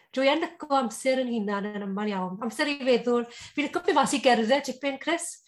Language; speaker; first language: Welsh; native; Welsh